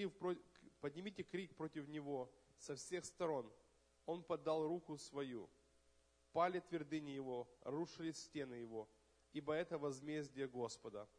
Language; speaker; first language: Russian; native; Russian